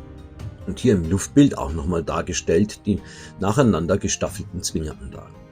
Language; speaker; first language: German; native; German